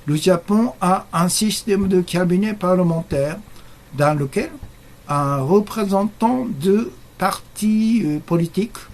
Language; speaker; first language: French; non-native, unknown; Japanese